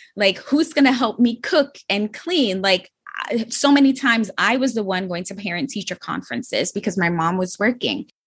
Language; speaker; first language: English; native; English